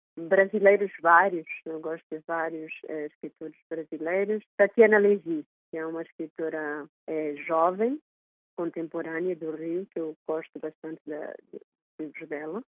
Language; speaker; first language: Portuguese; native; Portuguese